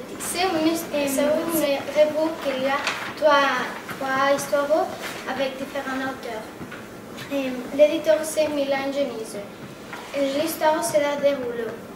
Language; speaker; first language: French; non-native, learner; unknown